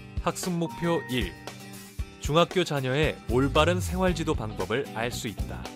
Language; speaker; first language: Korean; native; Korean